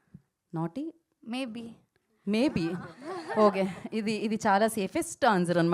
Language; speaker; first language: Telugu; native; Telugu